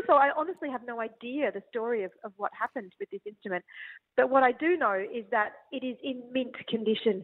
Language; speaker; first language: English; native; English